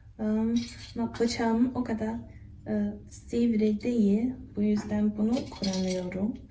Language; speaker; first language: Turkish; non-native, learner; Chinese